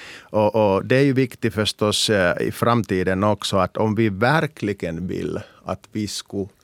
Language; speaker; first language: Swedish; non-native, local second language; Finnish